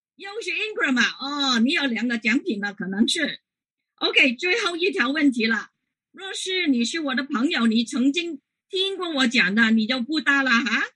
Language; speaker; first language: Chinese; non-native, local second language; Cantonese